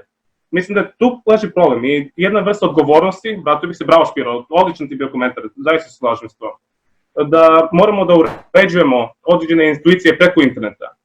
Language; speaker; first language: Bosnian; native; Bosnian